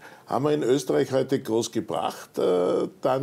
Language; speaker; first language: German; native; German